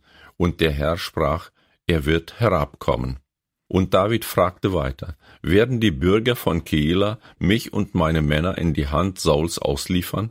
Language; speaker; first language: German; native; German